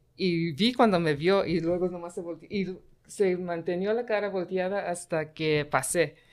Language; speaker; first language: Spanish; early bilingual, heritage; Spanish